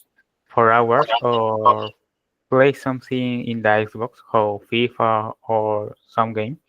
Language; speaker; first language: English; non-native, learner; Spanish